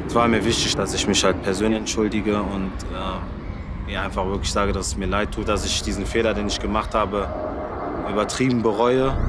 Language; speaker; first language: German; early bilingual, other home language; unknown